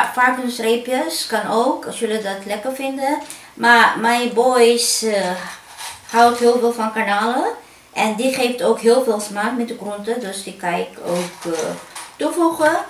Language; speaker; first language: Dutch; non-native, fluent; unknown